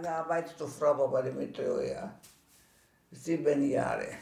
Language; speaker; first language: German; non-native, learner; Greek